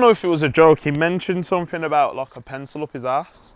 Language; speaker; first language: English; native; English